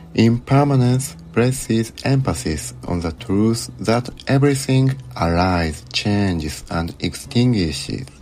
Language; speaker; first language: English; non-native, learner; Japanese